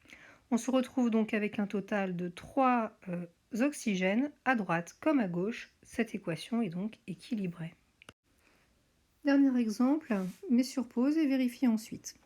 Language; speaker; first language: French; native; French